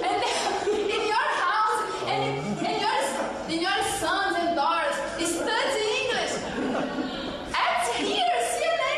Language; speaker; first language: English; non-native, learner; Portuguese